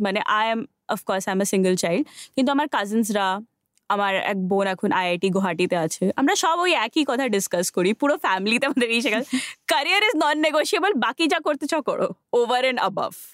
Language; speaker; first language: Bangla; early bilingual, heritage; Bangla